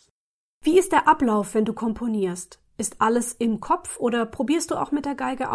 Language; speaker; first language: German; native; German